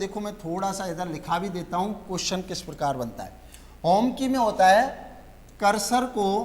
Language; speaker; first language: Hindi; native; Hindi